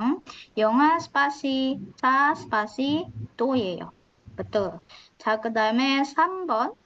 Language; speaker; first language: Korean; non-native, fluent; Indonesian